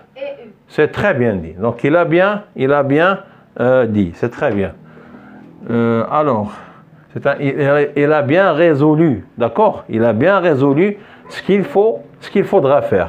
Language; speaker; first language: French; non-native, fluent; Arabic